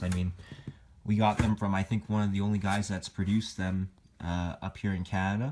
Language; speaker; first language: English; native; English